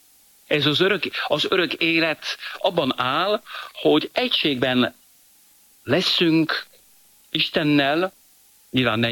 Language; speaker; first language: Hungarian; non-native, fluent; French